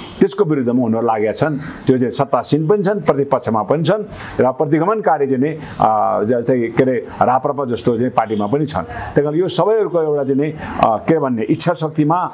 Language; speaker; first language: Nepali; non-native, local second language; Sherpa